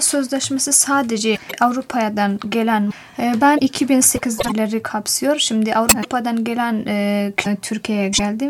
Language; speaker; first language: Turkish; non-native, fluent; Persian